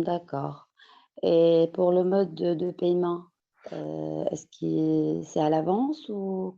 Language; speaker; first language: French; non-native, fluent; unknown